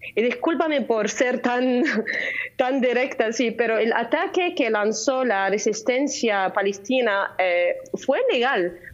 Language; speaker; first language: Spanish; non-native, fluent; Arabic